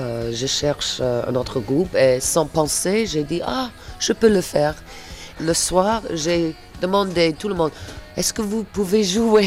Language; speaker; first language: French; non-native, fluent; English